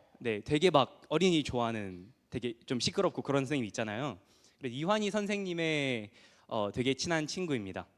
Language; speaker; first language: Korean; early bilingual, heritage; Korean